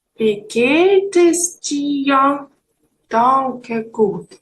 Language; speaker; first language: German; non-native, fluent; Ukrainian